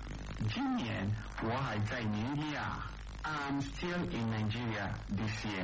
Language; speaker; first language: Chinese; non-native, learner; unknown